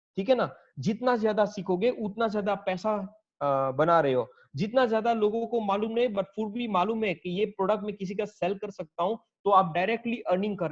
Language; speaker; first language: Hindi; native; Hindi